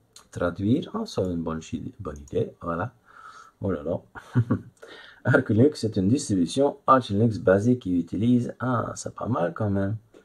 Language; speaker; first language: French; non-native, fluent; Dutch